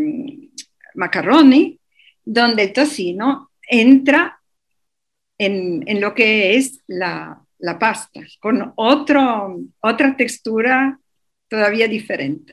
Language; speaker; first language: Spanish; non-native, fluent; Italian